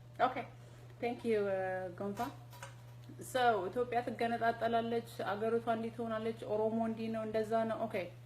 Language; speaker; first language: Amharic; non-native, local second language; Oromo